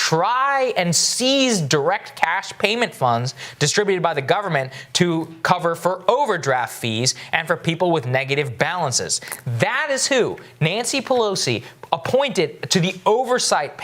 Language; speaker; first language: English; native; English